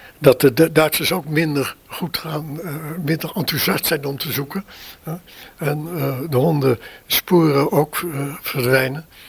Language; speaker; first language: Dutch; native; Dutch